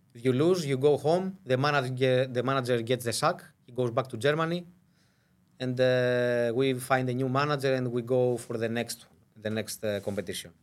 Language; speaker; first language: English; non-native, fluent; Greek